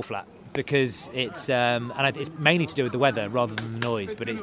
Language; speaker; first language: English; native; English